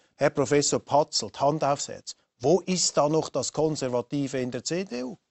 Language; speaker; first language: German; native; German